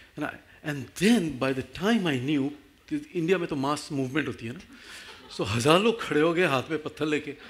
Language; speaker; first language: English; non-native, local second language; Gujarati